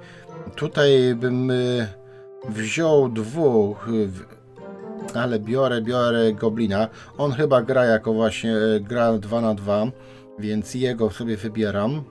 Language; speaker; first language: Polish; native; Polish